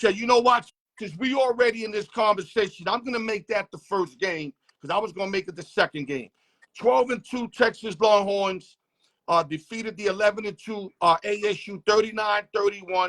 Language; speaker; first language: English; native; English